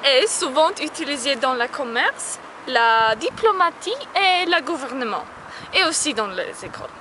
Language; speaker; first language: French; non-native, learner; Swedish